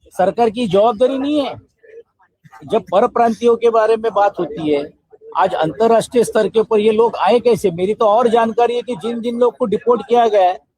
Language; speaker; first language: Hindi; non-native, local second language; Marathi